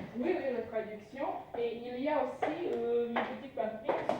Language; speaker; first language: French; non-native, fluent; Serbian